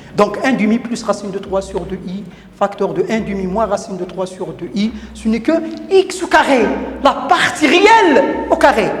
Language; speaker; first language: French; non-native, local second language; Arabic